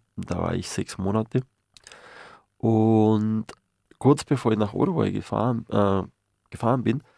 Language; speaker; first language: German; non-native, fluent; Spanish